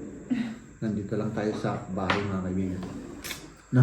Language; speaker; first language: Filipino; native; Filipino